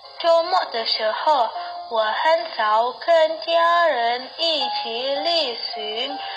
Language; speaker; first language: Chinese; non-native, learner; Indonesian